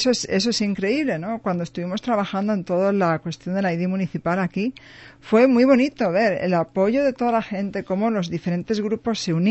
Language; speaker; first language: Spanish; native; Spanish